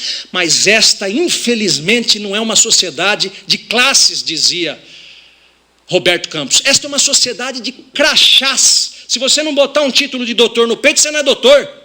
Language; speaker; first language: Portuguese; native; Portuguese